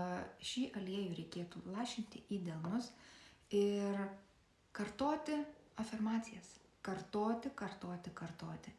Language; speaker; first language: Lithuanian; native; Lithuanian